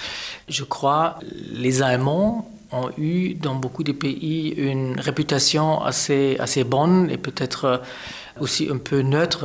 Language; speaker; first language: French; non-native, fluent; German